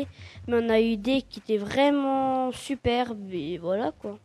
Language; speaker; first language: French; native; French